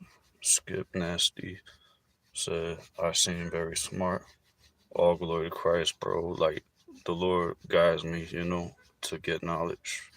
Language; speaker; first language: English; native; English